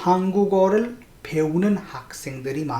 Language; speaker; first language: Korean; non-native, fluent; Hindi